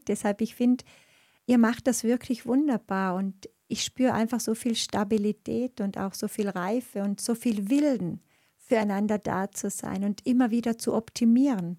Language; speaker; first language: German; native; German